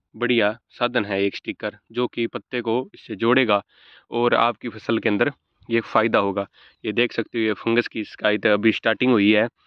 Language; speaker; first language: Hindi; native; Hindi